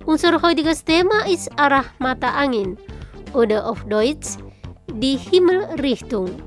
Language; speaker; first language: German; non-native, fluent; Indonesian